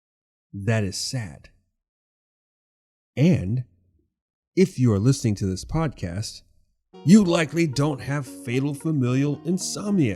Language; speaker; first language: English; native; English